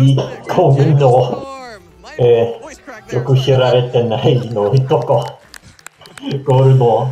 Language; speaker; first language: Japanese; non-native, learner; English